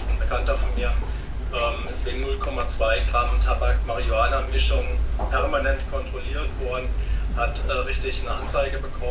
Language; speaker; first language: German; native; German